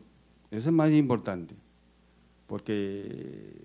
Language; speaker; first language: Portuguese; non-native, learner; Chinese